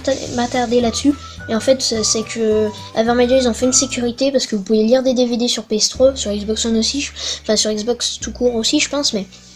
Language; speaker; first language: French; native; French